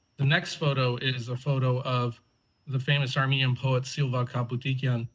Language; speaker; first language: English; native; English